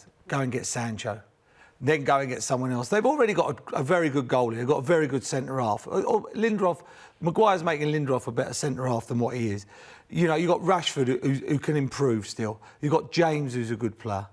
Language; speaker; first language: English; native; English